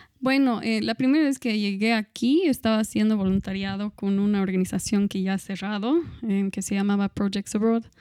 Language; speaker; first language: Spanish; non-native, fluent; English